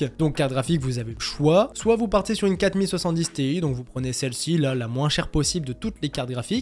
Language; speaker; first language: French; native; French